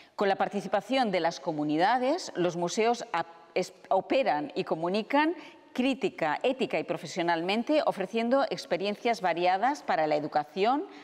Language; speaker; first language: Spanish; non-native, local second language; Catalan